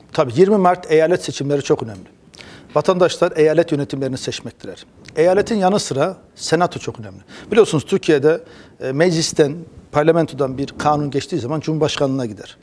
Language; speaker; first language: Turkish; early bilingual, heritage; Turkish